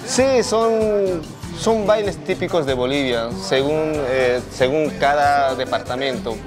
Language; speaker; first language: Spanish; native; Spanish